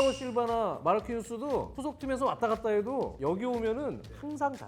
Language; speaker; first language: Korean; native; Korean